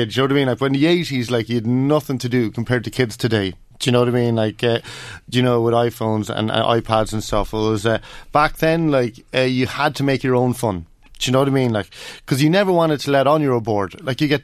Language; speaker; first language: English; native; English